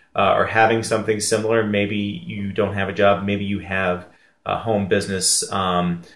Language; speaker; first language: English; native; English